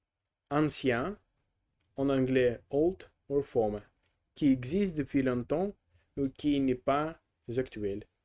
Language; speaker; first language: French; non-native, learner; Russian